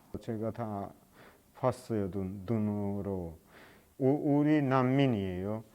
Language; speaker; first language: Korean; non-native, learner; Persian